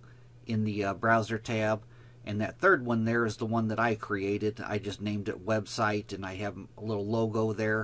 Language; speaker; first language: English; native; English